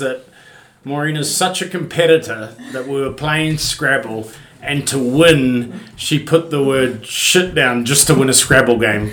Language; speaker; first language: English; native; English